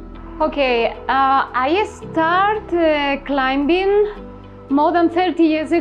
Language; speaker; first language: English; non-native, learner; Spanish